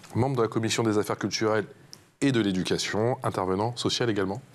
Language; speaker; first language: French; native; French